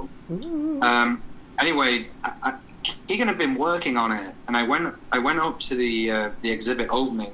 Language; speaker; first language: English; native; English